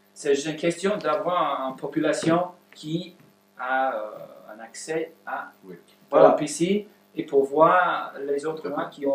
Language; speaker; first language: French; non-native, learner; English